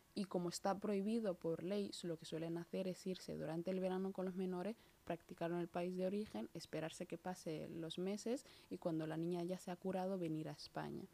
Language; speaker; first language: Spanish; early bilingual, other home language; Somali